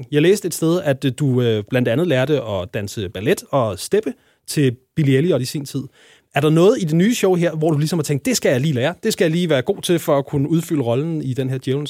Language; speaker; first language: Danish; native; Danish